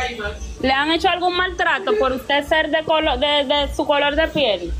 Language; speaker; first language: Spanish; native; Spanish